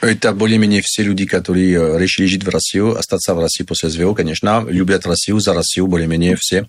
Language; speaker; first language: Russian; non-native, learner; French